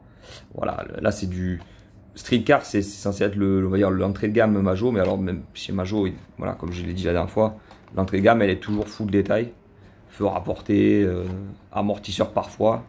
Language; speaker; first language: French; native; French